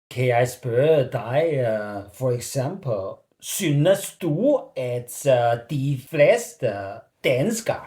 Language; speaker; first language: Danish; non-native, learner; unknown